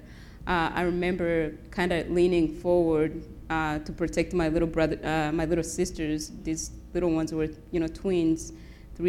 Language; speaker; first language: English; non-native, local second language; Kinyarwanda